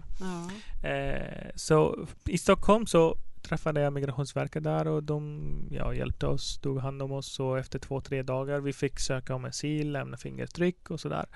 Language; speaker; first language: Swedish; non-native, fluent; Arabic